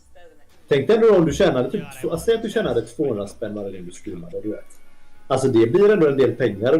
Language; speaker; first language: Swedish; native; Swedish